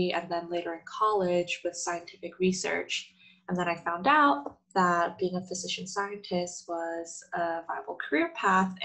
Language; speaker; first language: English; non-native, fluent; Korean